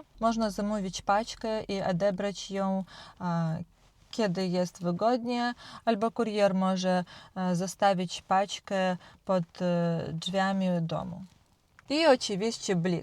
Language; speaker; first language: Polish; non-native, learner; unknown